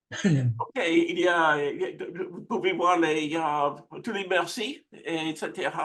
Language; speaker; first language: French; non-native, fluent; English